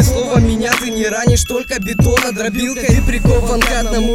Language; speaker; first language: Russian; native; Russian